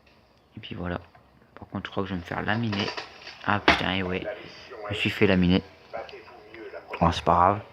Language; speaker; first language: French; native; French